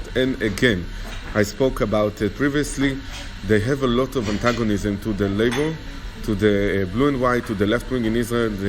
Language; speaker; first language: English; non-native, fluent; Hebrew